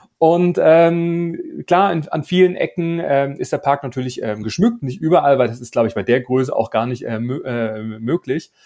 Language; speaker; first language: German; native; German